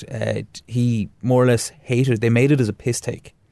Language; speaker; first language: English; native; English